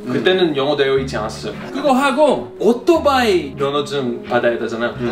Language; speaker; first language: Korean; non-native, fluent; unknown